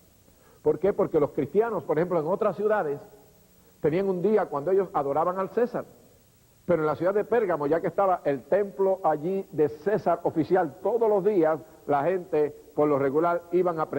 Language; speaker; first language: Spanish; native; Spanish